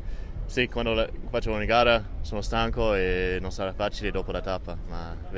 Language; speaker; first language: Italian; non-native, learner; English